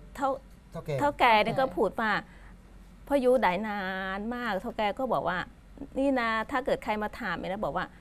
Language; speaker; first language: Thai; non-native, fluent; Khmer